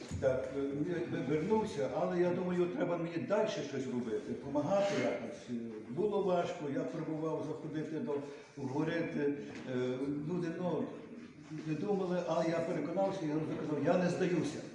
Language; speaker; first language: Ukrainian; early bilingual, heritage; Ukrainian